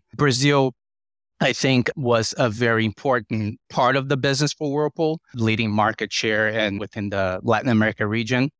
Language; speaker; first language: English; non-native, fluent; Portuguese